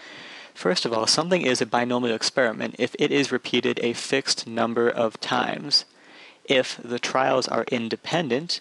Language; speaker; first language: English; native; English